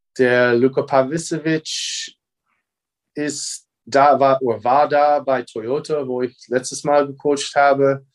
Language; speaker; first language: German; non-native, fluent; English